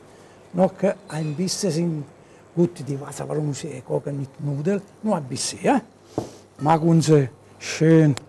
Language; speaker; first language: German; non-native, learner; Italian